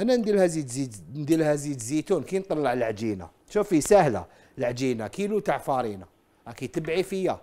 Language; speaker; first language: Arabic; native; Arabic